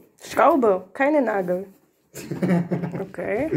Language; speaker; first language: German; non-native, learner; Slovak